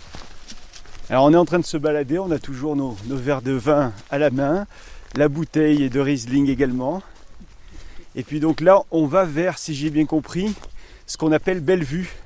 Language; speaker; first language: French; native; French